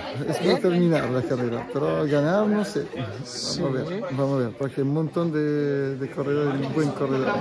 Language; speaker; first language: Spanish; non-native, learner; Italian